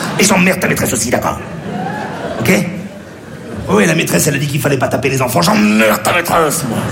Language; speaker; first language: French; native; French